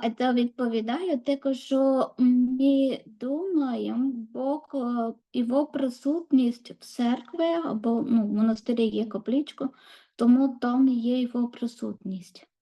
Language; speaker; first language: Ukrainian; non-native, learner; Malayalam